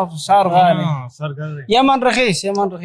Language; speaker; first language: Arabic; non-native, learner; Bangla